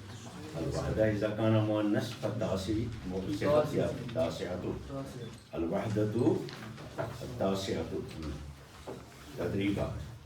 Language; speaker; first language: Arabic; non-native, fluent; Urdu